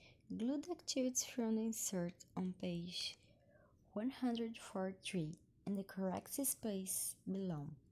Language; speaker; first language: English; non-native, fluent; Portuguese